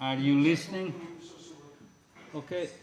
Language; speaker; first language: English; non-native, fluent; Portuguese